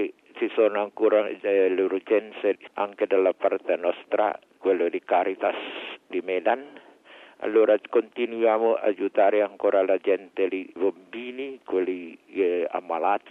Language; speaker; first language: Italian; non-native, learner; Indonesian